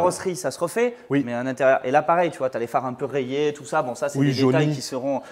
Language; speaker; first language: French; native; French